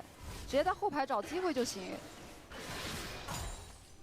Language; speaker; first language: Chinese; native; Chinese